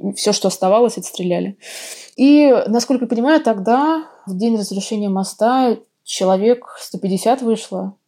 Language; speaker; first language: Russian; native; Russian